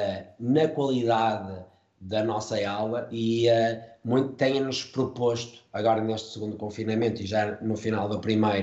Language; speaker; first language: Portuguese; native; Portuguese